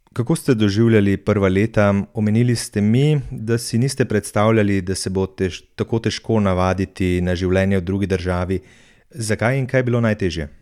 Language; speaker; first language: Slovenian; native; Slovenian